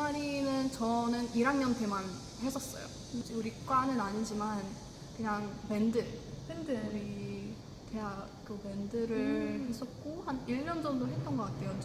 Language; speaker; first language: Korean; non-native, fluent; Ukrainian